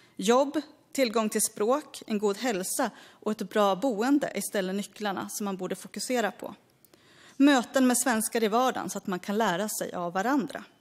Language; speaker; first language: Swedish; early bilingual, other home language; Greek